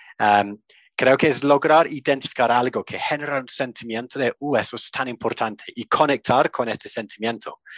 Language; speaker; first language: Spanish; non-native, fluent; English